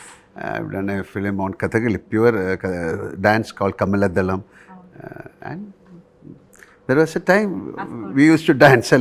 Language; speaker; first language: English; non-native, local second language; Malayalam